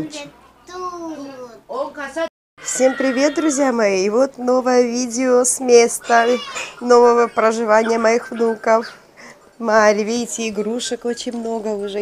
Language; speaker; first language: Russian; native; Russian